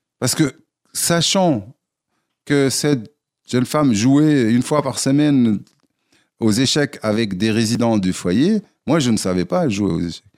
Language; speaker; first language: French; non-native, local second language; Arabic